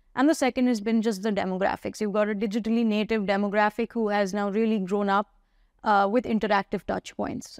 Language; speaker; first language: English; non-native, local second language; Hindi